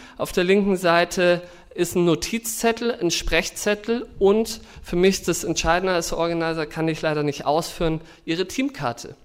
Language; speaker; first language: German; native; German